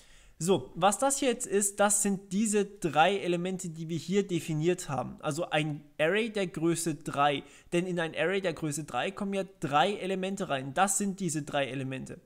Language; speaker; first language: German; native; German